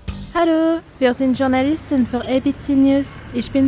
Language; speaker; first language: German; non-native, learner; French